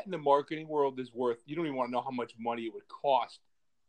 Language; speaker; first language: English; native; English